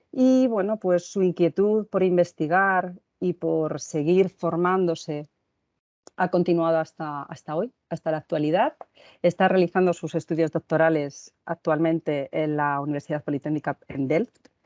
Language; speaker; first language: Spanish; native; Spanish